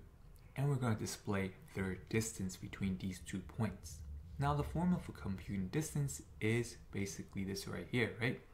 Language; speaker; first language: English; native; English